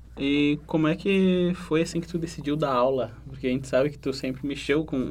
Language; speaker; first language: Portuguese; native; Portuguese